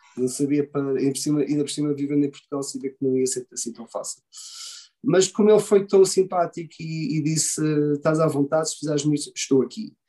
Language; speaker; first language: Portuguese; early bilingual, heritage; Portuguese